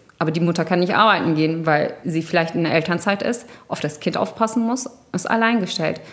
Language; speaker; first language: German; early bilingual, other home language; Turkish